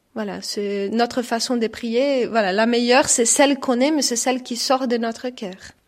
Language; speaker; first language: French; non-native, fluent; Portuguese